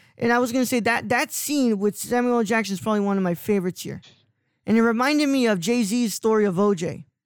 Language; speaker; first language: English; native; English